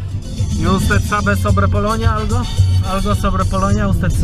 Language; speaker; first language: Spanish; non-native, learner; Polish